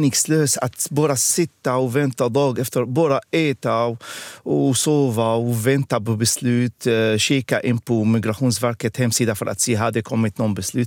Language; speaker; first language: Swedish; non-native, fluent; Arabic